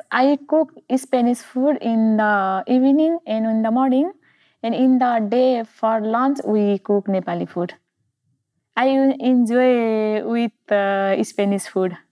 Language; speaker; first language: English; non-native, learner; Nepali